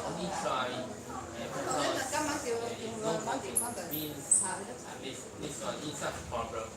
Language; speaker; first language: English; non-native, learner; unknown